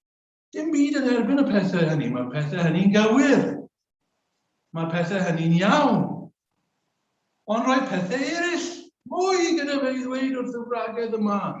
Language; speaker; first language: Welsh; native; Welsh